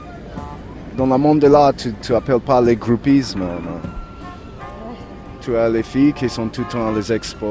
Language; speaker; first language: French; non-native, learner; English